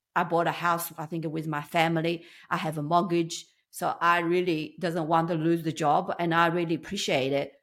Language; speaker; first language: English; non-native, learner; Chinese